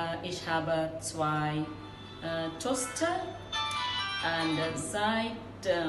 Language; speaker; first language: German; non-native, learner; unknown